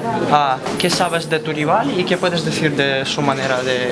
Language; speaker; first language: Spanish; non-native, fluent; Russian